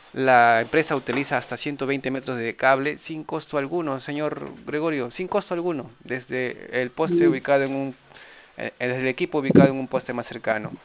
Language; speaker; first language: Spanish; native; Spanish